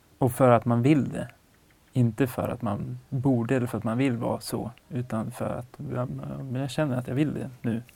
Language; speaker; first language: Swedish; native; Swedish